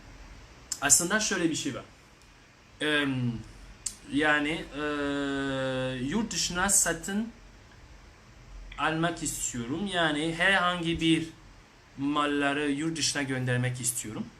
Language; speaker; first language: Turkish; non-native, learner; French